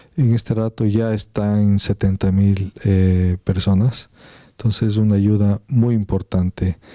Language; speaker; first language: Spanish; native; Spanish